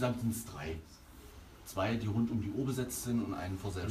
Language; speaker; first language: German; native; German